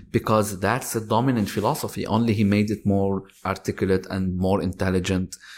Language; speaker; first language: English; non-native, fluent; Arabic